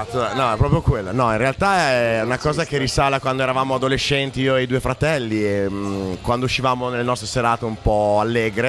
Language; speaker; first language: Italian; native; Italian